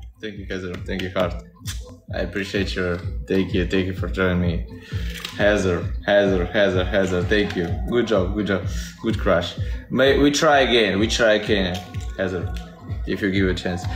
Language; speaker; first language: English; non-native, learner; Russian